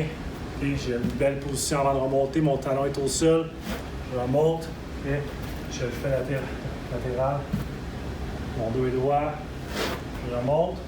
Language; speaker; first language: French; native; French